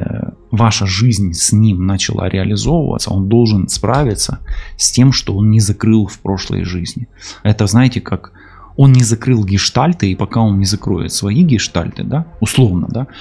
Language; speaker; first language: Russian; non-native, local second language; Ukrainian